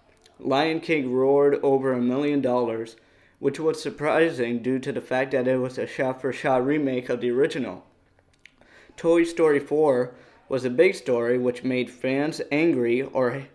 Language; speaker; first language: English; native; English